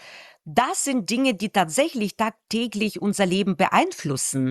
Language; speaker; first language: German; non-native, fluent; Russian